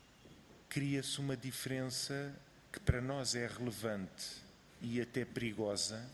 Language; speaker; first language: Portuguese; native; Portuguese